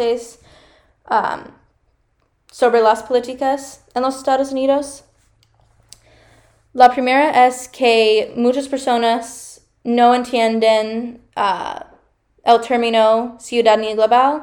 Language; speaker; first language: Spanish; non-native, learner; English